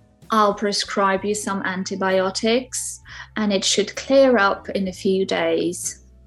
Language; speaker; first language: English; non-native, fluent; Ukrainian